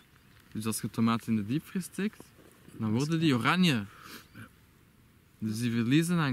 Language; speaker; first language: Dutch; native; Dutch